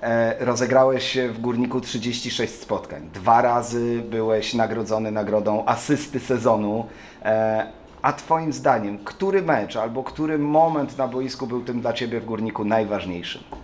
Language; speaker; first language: Polish; native; Polish